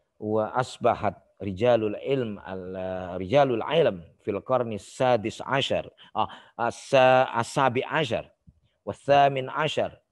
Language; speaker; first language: Arabic; non-native, fluent; Indonesian